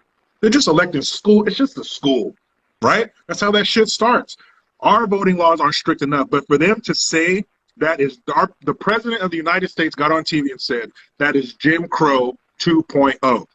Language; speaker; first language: English; native; English